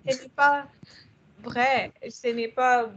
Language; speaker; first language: French; non-native, learner; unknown